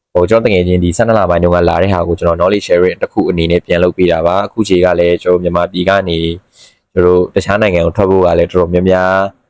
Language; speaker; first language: Burmese; native; Burmese